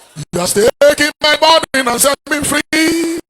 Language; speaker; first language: English; non-native, local second language; Yoruba